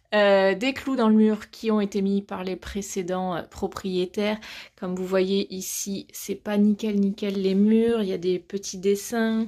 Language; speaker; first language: French; native; French